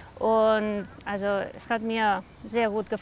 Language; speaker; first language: German; non-native, learner; Spanish